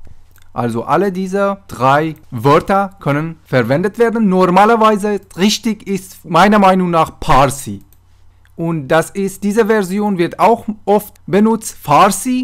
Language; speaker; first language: German; non-native, fluent; Persian